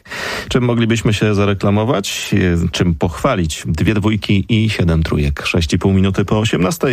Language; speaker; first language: Polish; native; Polish